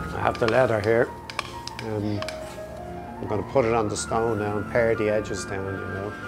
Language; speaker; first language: English; native; English